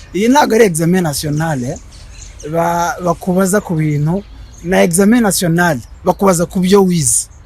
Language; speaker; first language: Kinyarwanda; native; Kinyarwanda